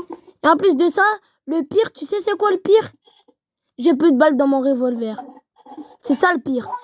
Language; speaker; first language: French; native; French